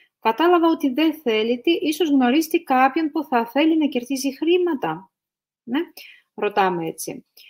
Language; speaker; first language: Greek; non-native, fluent; Russian